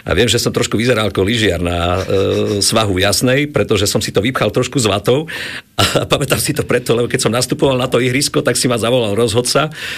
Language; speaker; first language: Slovak; native; Slovak